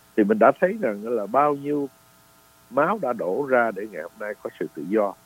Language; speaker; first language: Vietnamese; native; Vietnamese